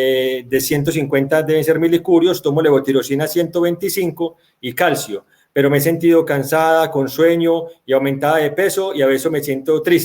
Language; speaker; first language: Spanish; native; Spanish